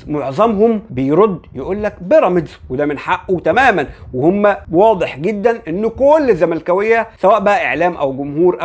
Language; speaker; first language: Arabic; native; Arabic